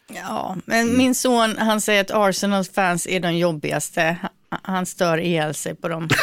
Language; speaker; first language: Swedish; native; Swedish